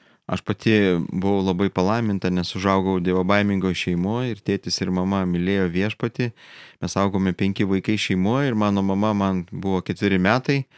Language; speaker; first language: Lithuanian; native; Lithuanian